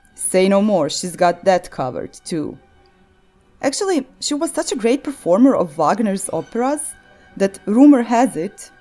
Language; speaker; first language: English; non-native, fluent; Croatian